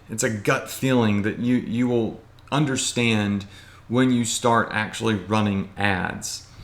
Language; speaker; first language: English; native; English